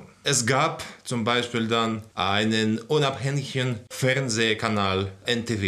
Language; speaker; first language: German; non-native, fluent; Russian